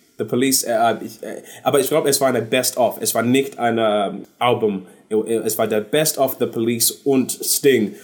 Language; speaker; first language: German; non-native, learner; English